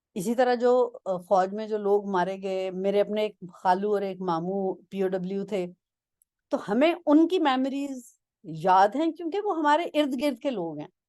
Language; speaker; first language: Urdu; non-native, local second language; Punjabi